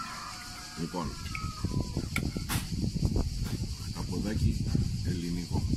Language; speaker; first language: Greek; non-native, learner; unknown